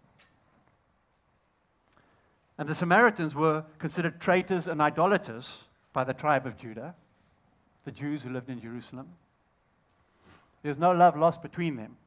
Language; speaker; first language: English; native; English